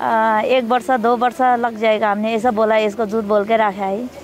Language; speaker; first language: Hindi; non-native, learner; Nepali